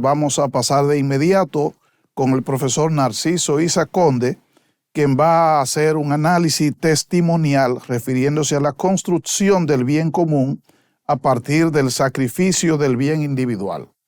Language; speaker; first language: Spanish; native; Spanish